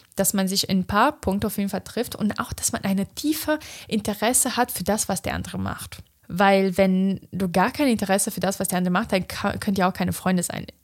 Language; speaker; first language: German; non-native, fluent; Romanian